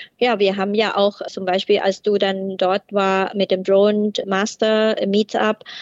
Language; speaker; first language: German; non-native, fluent; Thai